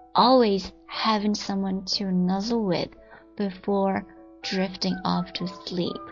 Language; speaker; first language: English; non-native, fluent; Chinese